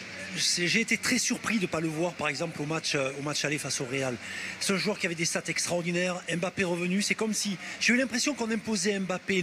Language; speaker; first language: French; native; French